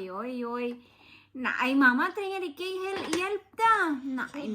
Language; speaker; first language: Norwegian; non-native, learner; Filipino